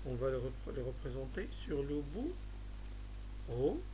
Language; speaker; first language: French; non-native, local second language; Arabic